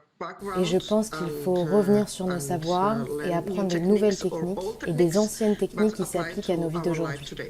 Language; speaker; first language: French; non-native, fluent; Spanish